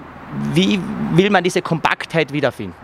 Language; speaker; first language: German; native; German